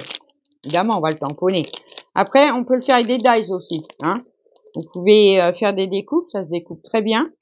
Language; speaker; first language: French; native; French